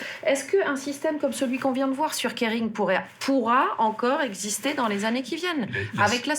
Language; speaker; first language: French; native; French